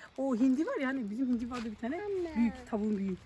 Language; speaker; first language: Turkish; native; Turkish